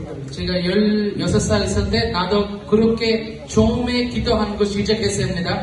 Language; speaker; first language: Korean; non-native, learner; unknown